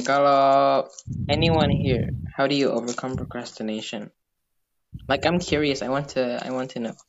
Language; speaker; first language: English; non-native, fluent; Indonesian